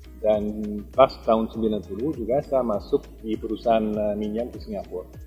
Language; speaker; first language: Indonesian; non-native, fluent; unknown